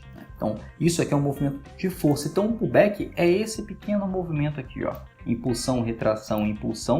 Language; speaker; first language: Portuguese; native; Portuguese